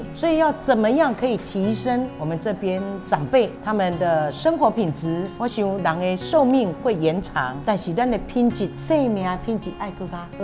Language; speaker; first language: Chinese; non-native, local second language; Min Nan Chinese